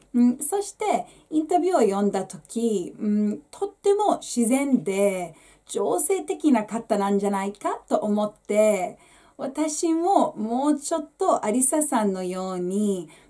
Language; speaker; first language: Japanese; non-native, fluent; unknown